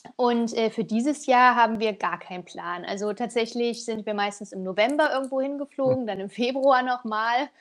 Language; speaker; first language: German; native; German